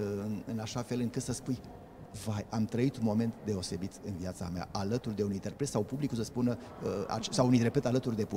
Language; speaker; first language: Romanian; native; Romanian